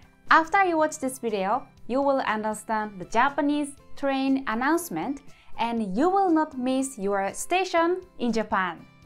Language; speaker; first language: English; non-native, fluent; Japanese